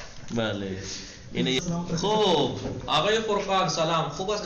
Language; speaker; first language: Persian; non-native, fluent; Urdu